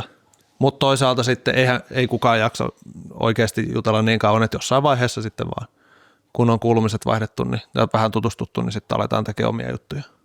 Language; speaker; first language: Finnish; native; Finnish